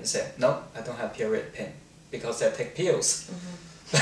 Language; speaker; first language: English; non-native, fluent; Chinese